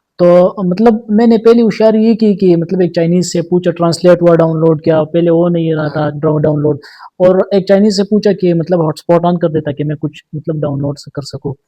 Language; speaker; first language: Urdu; non-native, local second language; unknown